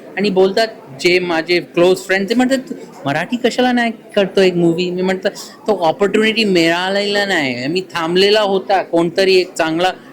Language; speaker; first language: Marathi; early bilingual, heritage; Marathi